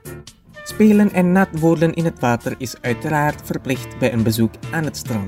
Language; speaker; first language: Dutch; non-native, fluent; Indonesian